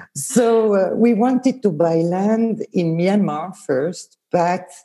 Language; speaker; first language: English; non-native, fluent; Swiss German